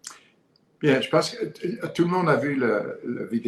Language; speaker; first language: French; non-native, learner; English